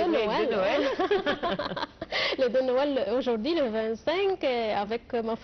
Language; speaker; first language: French; non-native, fluent; Arabic